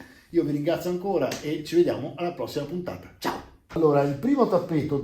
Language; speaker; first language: Italian; native; Italian